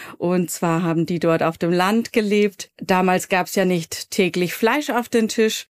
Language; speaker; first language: German; native; German